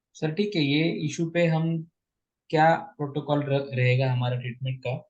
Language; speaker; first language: Hindi; non-native, local second language; Marathi